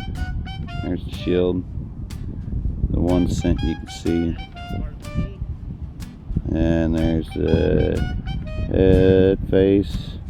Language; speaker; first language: English; native; English